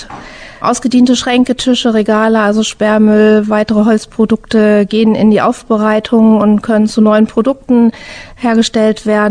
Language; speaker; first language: German; native; German